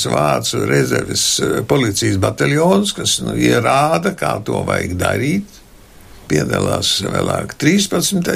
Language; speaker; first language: Latvian; non-native, local second language; German